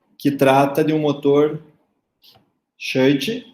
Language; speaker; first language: Portuguese; native; Portuguese